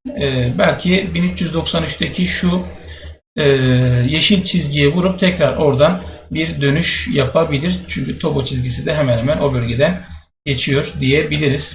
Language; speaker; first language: Turkish; native; Turkish